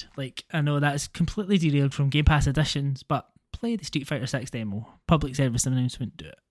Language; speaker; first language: English; native; English